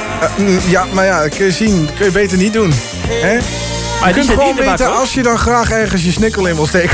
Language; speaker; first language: Dutch; native; Dutch